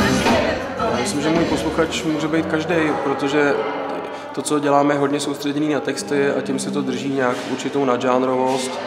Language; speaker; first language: Czech; native; Czech